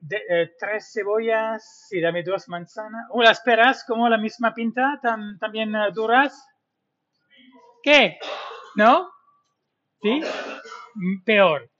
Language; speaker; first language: Spanish; non-native, fluent; English